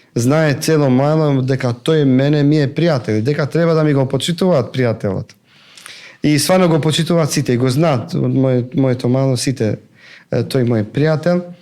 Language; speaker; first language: Macedonian; non-native, local second language; Albanian